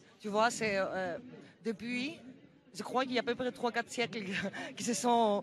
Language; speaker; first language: French; non-native, fluent; Greek